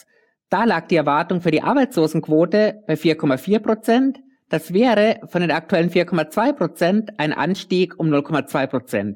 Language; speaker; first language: German; native; German